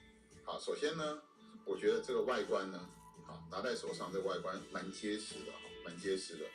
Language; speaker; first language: Chinese; native; Chinese